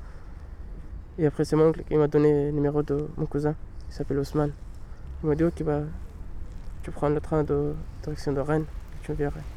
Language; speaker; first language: French; non-native, learner; Pashto